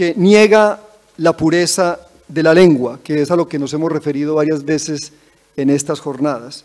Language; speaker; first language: Spanish; native; Spanish